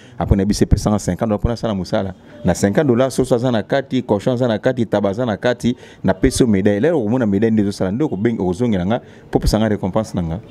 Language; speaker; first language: Lingala; non-native, local second language; Kituba (Democratic Republic of Congo)